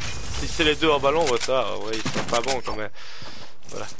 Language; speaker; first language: French; native; French